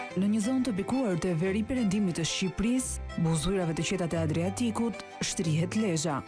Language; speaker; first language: Albanian; native; Albanian